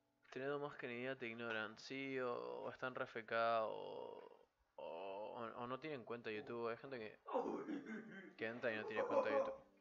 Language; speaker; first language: Spanish; native; Spanish